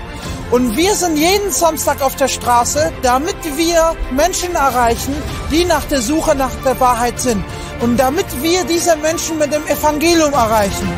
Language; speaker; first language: German; non-native, fluent; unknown